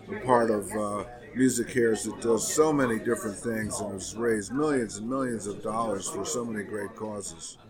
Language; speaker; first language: English; native; English